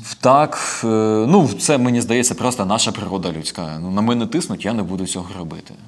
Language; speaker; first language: Ukrainian; non-native, local second language; Russian